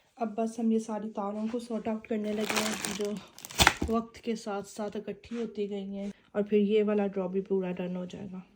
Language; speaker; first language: Urdu; native; Urdu